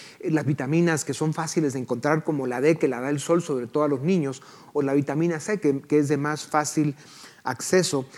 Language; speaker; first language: Spanish; native; Spanish